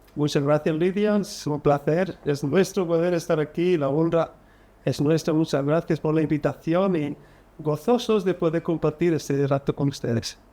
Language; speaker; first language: Spanish; early bilingual, heritage; Spanish